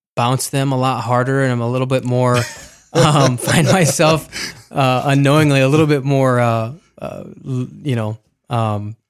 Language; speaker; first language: English; early bilingual, other home language; Spanish